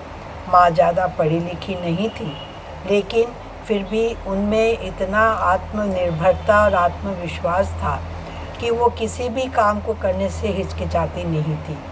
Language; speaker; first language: Hindi; native; Hindi